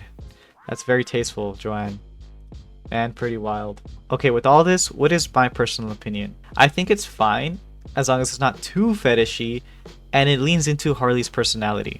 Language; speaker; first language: English; native; English